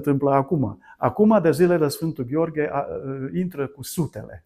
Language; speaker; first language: Romanian; non-native, local second language; Hungarian